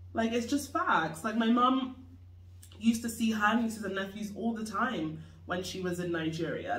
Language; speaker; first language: English; native; English